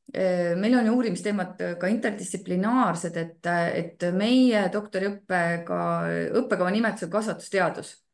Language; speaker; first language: Estonian; native; Estonian